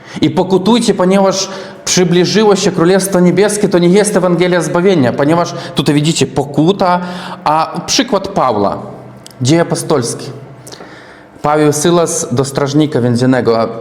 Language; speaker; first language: Polish; non-native, learner; Russian